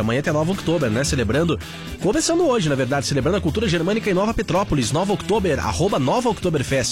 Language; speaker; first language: Portuguese; native; Portuguese